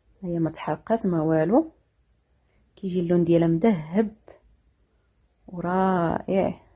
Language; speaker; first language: Arabic; native; Arabic